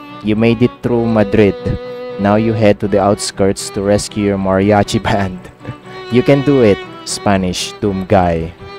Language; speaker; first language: English; non-native, local second language; Filipino